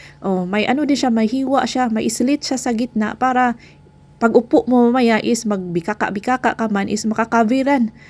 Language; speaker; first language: Filipino; non-native, local second language; Cebuano